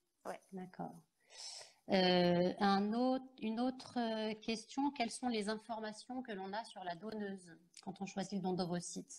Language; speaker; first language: French; native; French